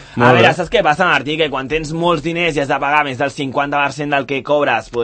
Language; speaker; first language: Catalan; native; Catalan